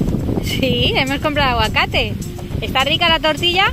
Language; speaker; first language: Spanish; native; Spanish